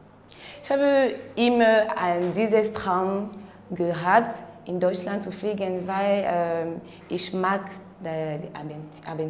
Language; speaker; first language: German; non-native, learner; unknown